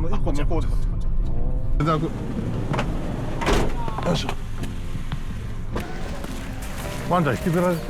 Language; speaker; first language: Japanese; native; Japanese